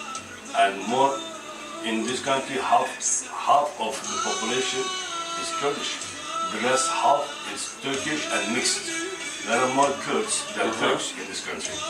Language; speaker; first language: English; non-native, fluent; Kurdish